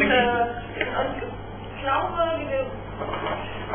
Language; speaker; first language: German; native; German